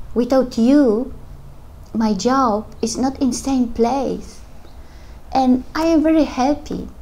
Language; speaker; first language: English; non-native, learner; Polish